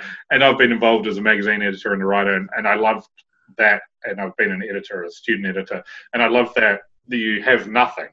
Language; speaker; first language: English; native; English